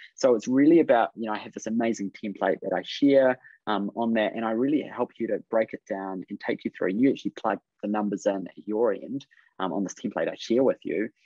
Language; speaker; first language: English; native; English